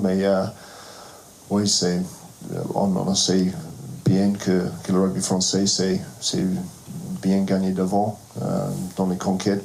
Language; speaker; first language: French; non-native, fluent; English